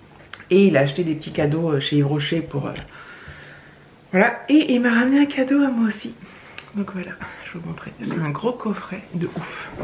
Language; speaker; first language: French; native; French